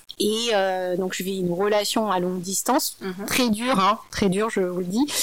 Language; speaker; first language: French; early bilingual, other home language; Min Nan Chinese